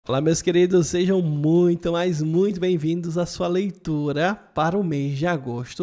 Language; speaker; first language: Portuguese; native; Portuguese